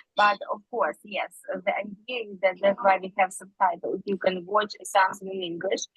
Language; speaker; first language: English; non-native, fluent; Ukrainian